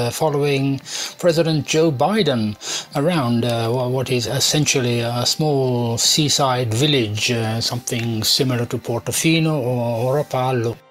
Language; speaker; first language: English; native; English